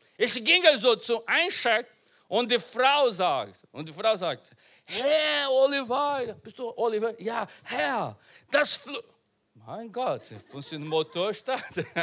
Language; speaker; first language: German; non-native, learner; Portuguese